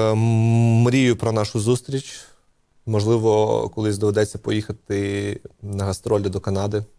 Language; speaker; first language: Ukrainian; non-native, local second language; Russian